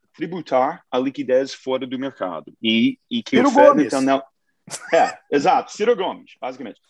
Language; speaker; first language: Portuguese; non-native, fluent; English